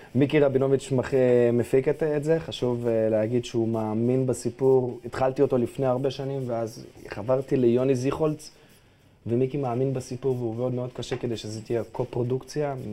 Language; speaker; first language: Hebrew; early bilingual, other home language; Russian